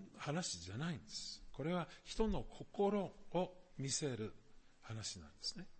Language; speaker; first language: Japanese; non-native, fluent; German